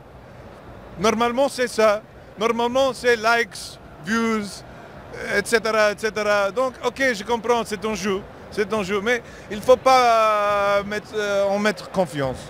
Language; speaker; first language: French; non-native, fluent; English